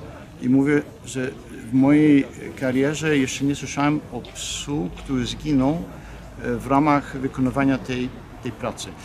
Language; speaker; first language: Polish; early bilingual, heritage; Polish